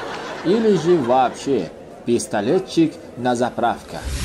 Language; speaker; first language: Russian; non-native, local second language; Uzbek